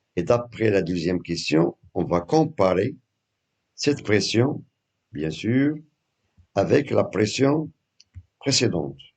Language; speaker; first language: French; non-native, local second language; Arabic